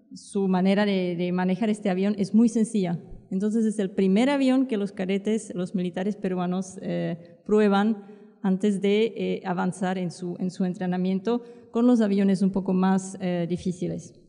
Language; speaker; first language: Spanish; non-native, fluent; Czech